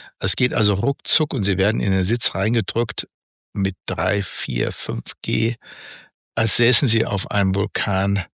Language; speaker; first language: German; native; German